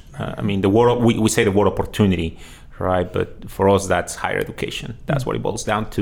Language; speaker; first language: English; non-native, fluent; Spanish